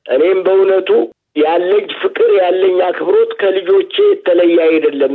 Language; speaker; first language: Amharic; native; Amharic